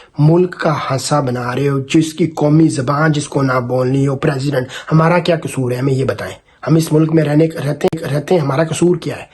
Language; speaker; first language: Urdu; non-native, local second language; Punjabi